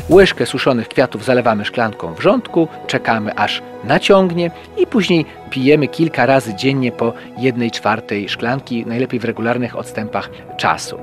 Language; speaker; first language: Polish; native; Polish